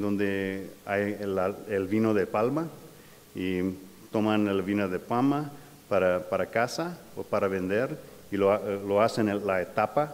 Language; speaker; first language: Spanish; non-native, fluent; English